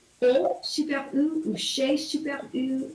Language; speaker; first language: French; non-native, learner; English